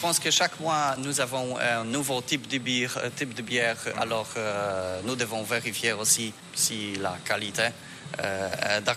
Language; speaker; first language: French; non-native, learner; Polish